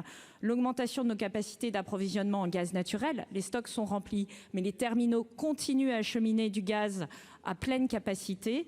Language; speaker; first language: French; native; French